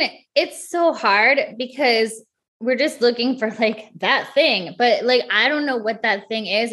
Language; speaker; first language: English; native; English